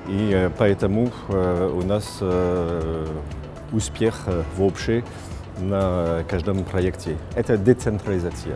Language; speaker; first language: Russian; non-native, fluent; French